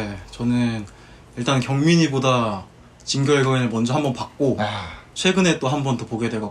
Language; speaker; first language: Korean; native; Korean